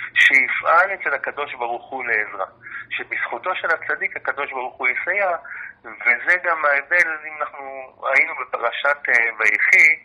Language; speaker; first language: Hebrew; native; Hebrew